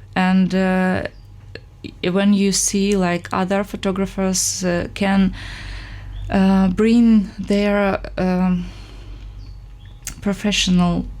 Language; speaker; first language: English; non-native, fluent; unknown